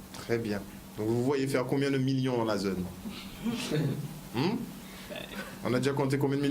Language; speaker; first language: French; native; French